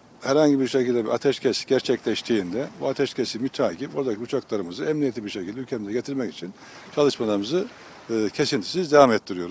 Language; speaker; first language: Turkish; native; Turkish